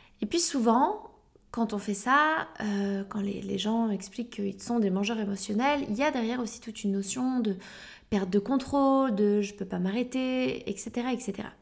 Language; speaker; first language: French; native; French